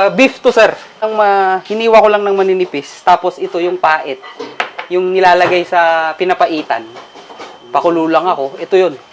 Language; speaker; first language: Filipino; non-native, local second language; Iloko